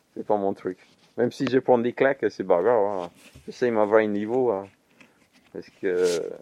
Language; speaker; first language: French; non-native, fluent; English